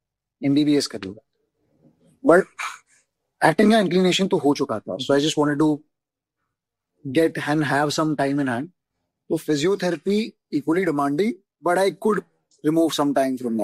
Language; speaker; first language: Hindi; native; Hindi